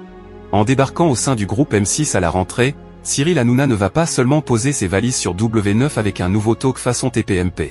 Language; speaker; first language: French; native; French